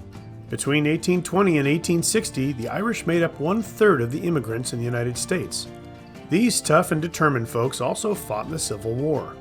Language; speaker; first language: English; native; English